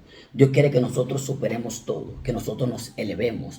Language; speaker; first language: Spanish; native; Spanish